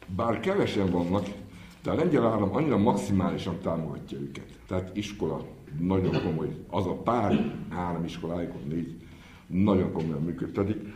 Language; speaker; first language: Hungarian; native; Hungarian